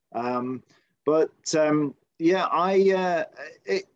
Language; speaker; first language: English; native; English